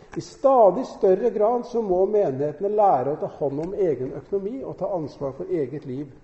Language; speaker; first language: Norwegian; native; Norwegian